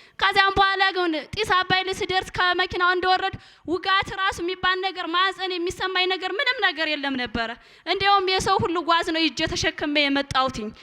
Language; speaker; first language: Amharic; native; Amharic